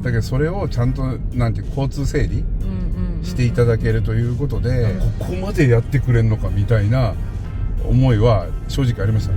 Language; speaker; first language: Japanese; native; Japanese